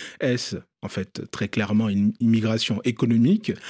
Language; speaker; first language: French; non-native, local second language; Bambara